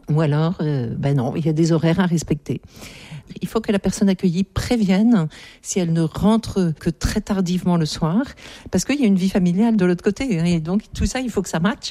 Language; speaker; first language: French; native; French